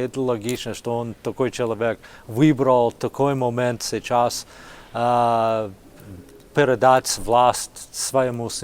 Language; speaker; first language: Russian; non-native, fluent; English